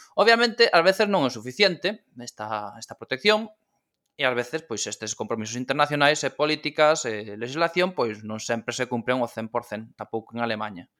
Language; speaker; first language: Galician; native; Galician